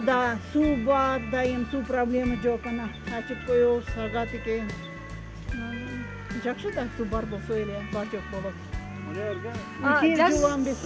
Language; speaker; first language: Kyrgyz; non-native, fluent; Russian